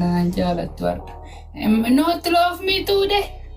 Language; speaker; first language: English; non-native, learner; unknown